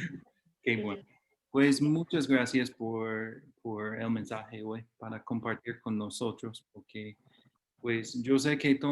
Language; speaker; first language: Spanish; non-native, fluent; English